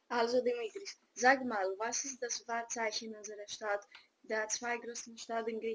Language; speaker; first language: German; non-native, learner; Greek